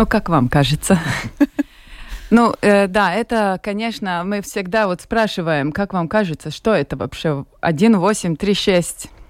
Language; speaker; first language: Russian; non-native, local second language; Latvian